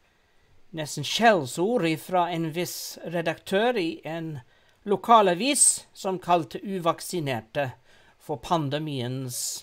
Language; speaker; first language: Norwegian; non-native, fluent; English